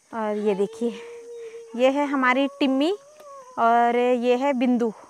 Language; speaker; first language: Hindi; non-native, local second language; Garhwali